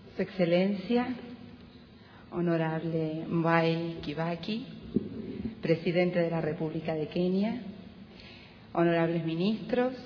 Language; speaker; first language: Spanish; native; Spanish